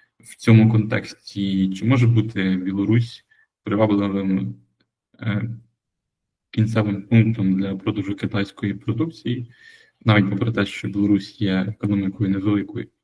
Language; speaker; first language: Ukrainian; native; Ukrainian